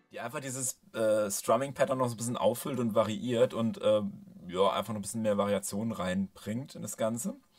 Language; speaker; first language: German; native; German